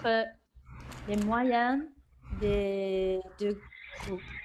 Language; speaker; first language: French; non-native, fluent; English